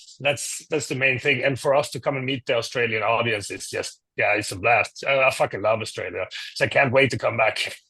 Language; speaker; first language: English; non-native, fluent; Swedish